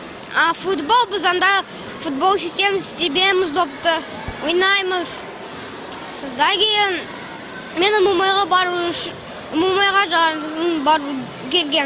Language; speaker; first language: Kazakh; non-native, local second language; Russian